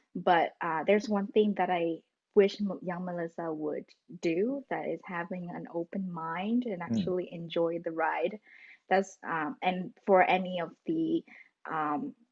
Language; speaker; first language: English; non-native, fluent; Vietnamese